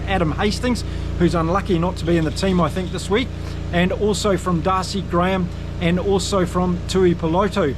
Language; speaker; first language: English; native; English